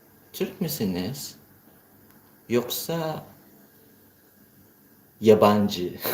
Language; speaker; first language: Turkish; non-native, learner; Filipino